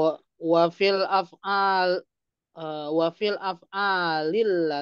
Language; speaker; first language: Arabic; non-native, learner; Indonesian